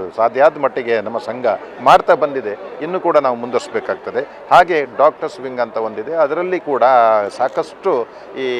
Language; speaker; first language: Kannada; non-native, local second language; Tulu